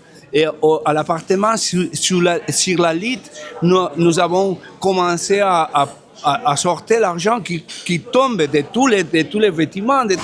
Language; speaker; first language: French; non-native, fluent; Spanish